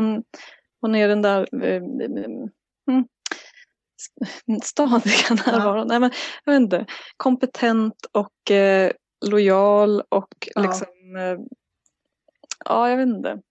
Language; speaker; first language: Swedish; native; Swedish